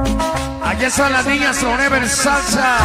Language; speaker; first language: Spanish; native; Spanish